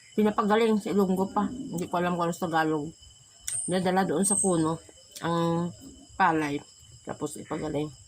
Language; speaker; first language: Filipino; non-native, local second language; Hiligaynon